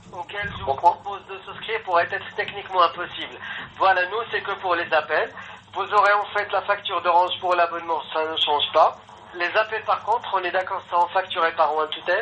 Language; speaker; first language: French; native; French